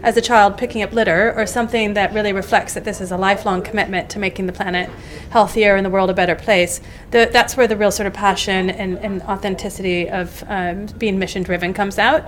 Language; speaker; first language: English; native; English